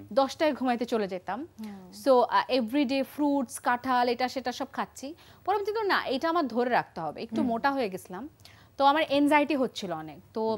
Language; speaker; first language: Bangla; native; Bangla